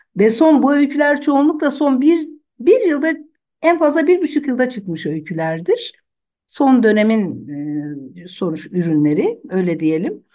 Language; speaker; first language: Turkish; non-native, local second language; Zaza